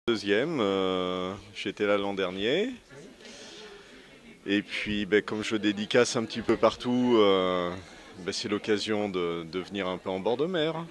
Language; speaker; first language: French; native; French